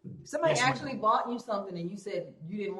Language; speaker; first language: English; native; English